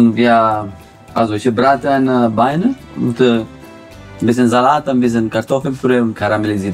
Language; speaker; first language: German; non-native, fluent; Italian